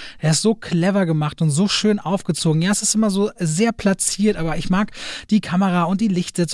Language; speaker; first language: German; native; German